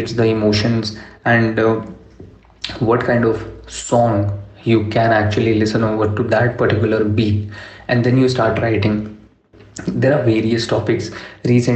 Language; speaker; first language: English; non-native, local second language; Urdu